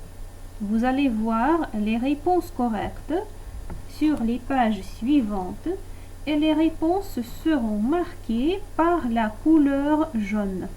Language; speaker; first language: French; non-native, fluent; Russian